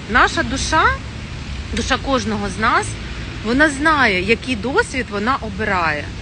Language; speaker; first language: Ukrainian; non-native, local second language; Russian